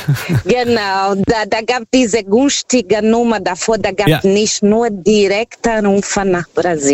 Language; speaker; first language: German; non-native, fluent; Portuguese